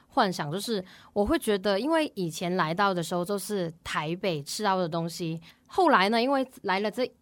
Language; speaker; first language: Chinese; non-native, local second language; Cantonese